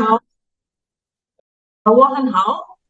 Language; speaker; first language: Chinese; non-native, learner; Romanian